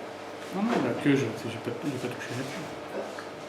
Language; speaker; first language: French; native; French